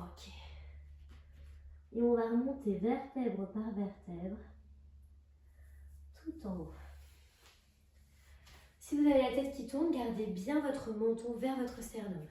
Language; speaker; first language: French; native; French